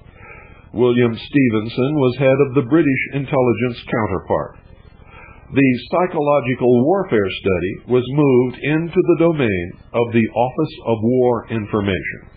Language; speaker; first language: English; native; English